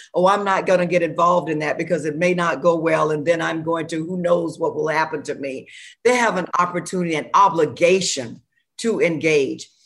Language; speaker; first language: English; native; English